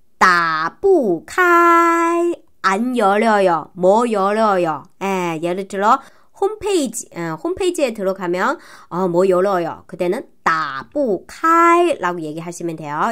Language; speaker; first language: Korean; non-native, fluent; Chinese